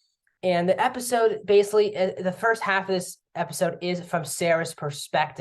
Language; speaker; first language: English; native; English